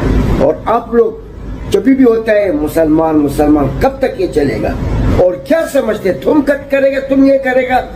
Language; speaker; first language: Hindi; non-native, fluent; Arabic